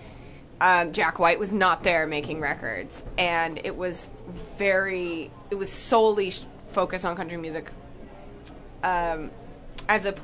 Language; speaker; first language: English; native; English